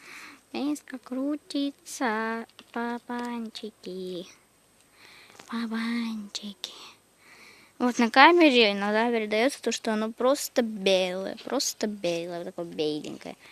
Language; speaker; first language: Russian; native; Russian